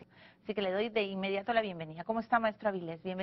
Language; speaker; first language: Spanish; native; Spanish